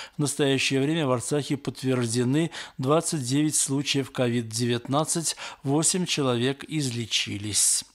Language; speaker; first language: Russian; non-native, local second language; Armenian